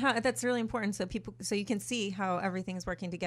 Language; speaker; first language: English; native; English